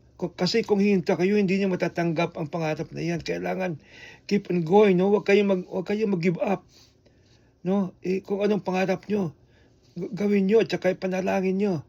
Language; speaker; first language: Filipino; non-native, local second language; Hiligaynon